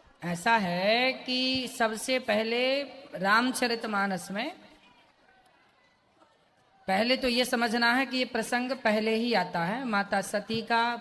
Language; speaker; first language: Hindi; native; Hindi